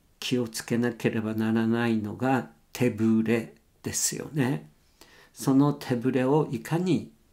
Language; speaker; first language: Japanese; native; Japanese